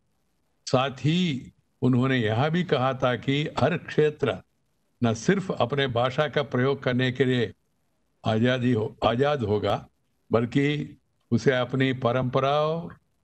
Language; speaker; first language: Hindi; non-native, local second language; Telugu